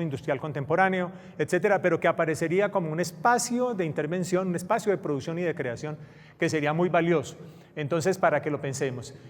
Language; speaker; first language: Spanish; native; Spanish